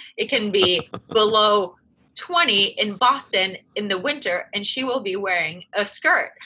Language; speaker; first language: English; early bilingual, other home language; French